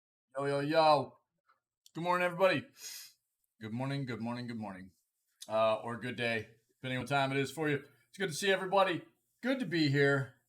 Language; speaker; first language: English; native; English